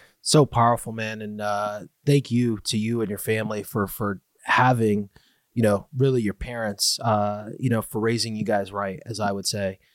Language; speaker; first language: English; native; English